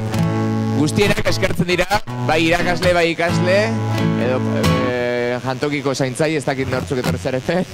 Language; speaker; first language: Basque; native; Basque